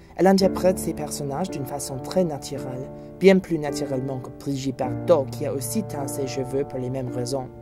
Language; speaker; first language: French; non-native, fluent; English